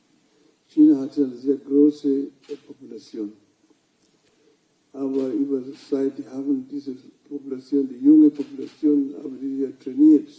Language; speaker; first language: German; non-native, learner; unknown